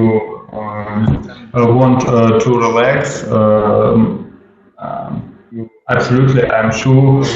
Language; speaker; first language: English; non-native, learner; Russian